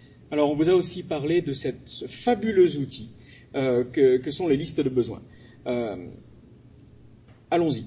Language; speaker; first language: French; native; French